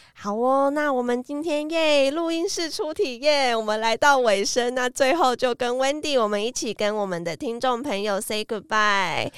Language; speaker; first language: Chinese; native; Chinese